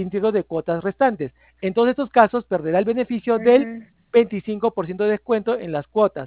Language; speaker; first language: Spanish; native; Spanish